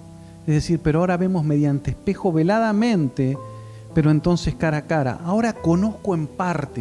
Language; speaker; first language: Spanish; native; Spanish